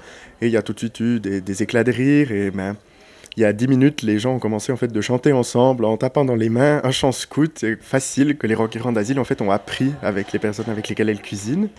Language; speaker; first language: French; native; French